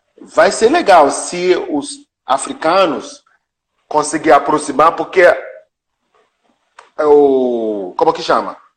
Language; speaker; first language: Portuguese; non-native, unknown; Yoruba